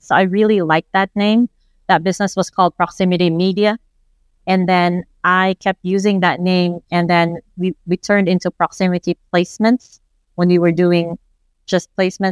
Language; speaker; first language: English; non-native, local second language; Filipino